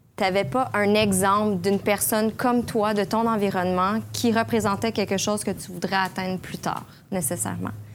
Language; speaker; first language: French; native; French